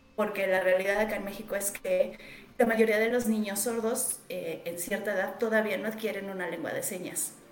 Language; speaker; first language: Spanish; native; Spanish